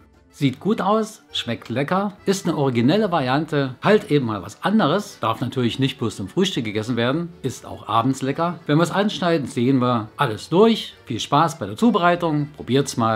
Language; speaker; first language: German; native; German